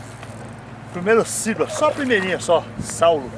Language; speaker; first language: Portuguese; native; Portuguese